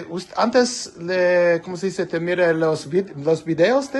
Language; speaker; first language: Spanish; non-native, learner; English